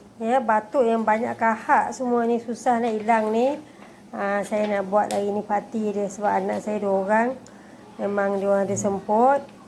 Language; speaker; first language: Malay; native; Malay